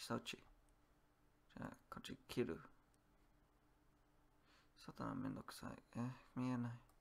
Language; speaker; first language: Japanese; non-native, learner; English